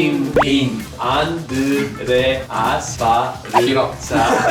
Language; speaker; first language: Korean; non-native, fluent; Greek